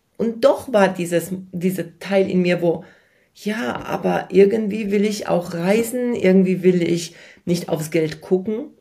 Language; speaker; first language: German; early bilingual, other home language; Polish